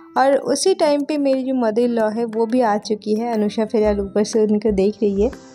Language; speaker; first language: Hindi; non-native, local second language; Bangla